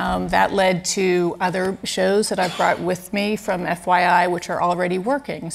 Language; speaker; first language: English; native; English